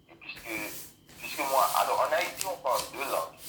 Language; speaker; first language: French; non-native, local second language; Haitian Creole